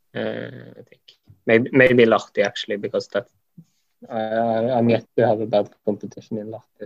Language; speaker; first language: English; non-native, fluent; Norwegian